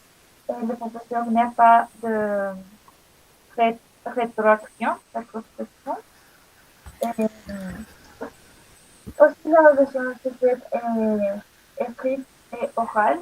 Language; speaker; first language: French; non-native, learner; Spanish